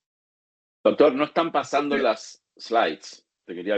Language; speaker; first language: Spanish; native; Spanish